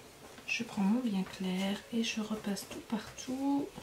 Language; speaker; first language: French; native; French